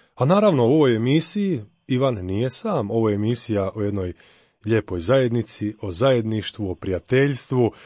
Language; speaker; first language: Croatian; native; Croatian